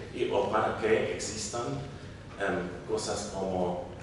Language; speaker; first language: Spanish; non-native, learner; German